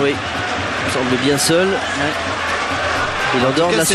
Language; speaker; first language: French; native; French